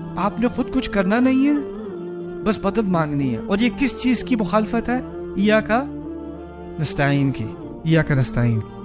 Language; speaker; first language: Urdu; early bilingual, heritage; Urdu